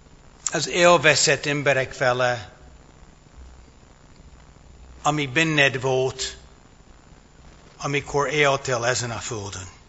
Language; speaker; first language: Hungarian; non-native, fluent; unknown